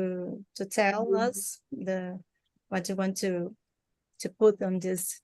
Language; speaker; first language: English; non-native, learner; Portuguese